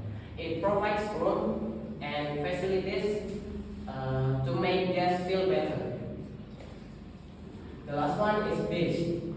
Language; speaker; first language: English; non-native, learner; Indonesian